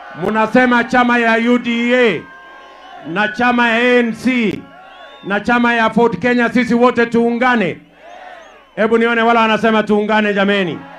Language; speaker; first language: Swahili; non-native, local second language; Kalenjin